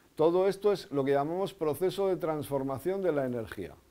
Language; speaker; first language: Spanish; native; Spanish